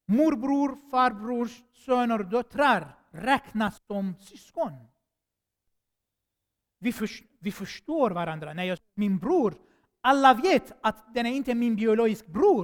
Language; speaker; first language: Swedish; non-native, fluent; Armenian